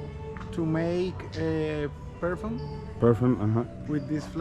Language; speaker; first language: English; non-native, learner; Spanish